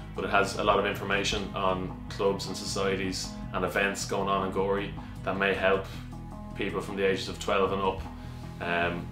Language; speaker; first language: English; native; English